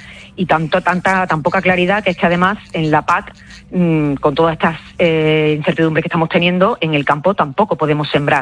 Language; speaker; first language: Spanish; native; Spanish